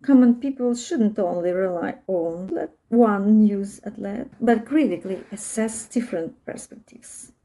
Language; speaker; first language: English; non-native, learner; Ukrainian